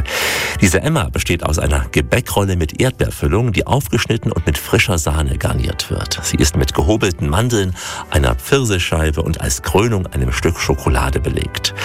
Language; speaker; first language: German; native; German